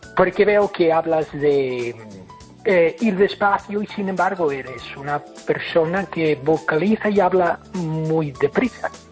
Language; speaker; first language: Spanish; non-native, fluent; English